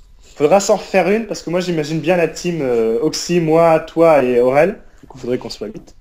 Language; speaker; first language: French; native; French